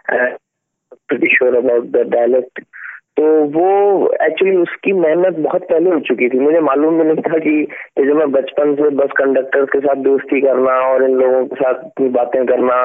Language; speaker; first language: Hindi; native; Hindi